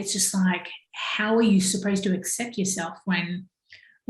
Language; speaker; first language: English; native; English